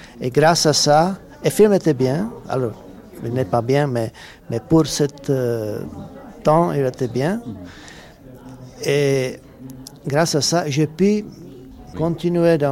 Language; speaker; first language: French; non-native, learner; Czech